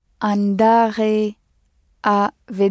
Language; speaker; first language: Italian; non-native, learner; French